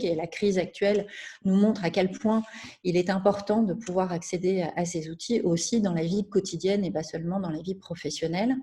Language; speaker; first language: French; native; French